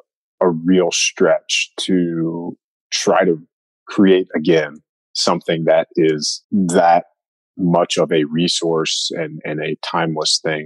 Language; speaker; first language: English; native; English